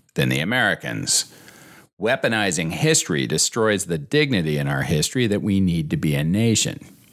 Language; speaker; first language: English; native; English